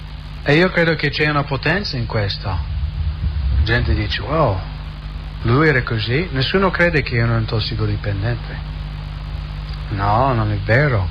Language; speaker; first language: Italian; non-native, fluent; English